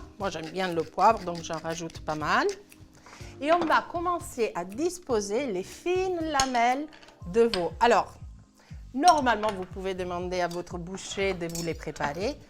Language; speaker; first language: French; non-native, fluent; Italian